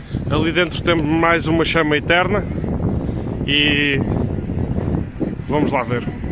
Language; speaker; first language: Portuguese; native; Portuguese